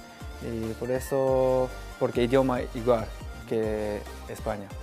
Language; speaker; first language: Spanish; non-native, learner; Japanese